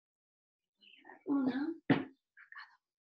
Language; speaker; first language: Spanish; non-native, fluent; English